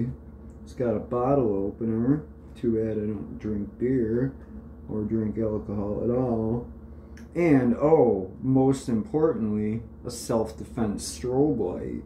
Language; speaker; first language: English; native; English